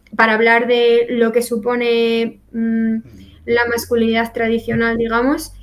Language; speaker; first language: Spanish; native; Spanish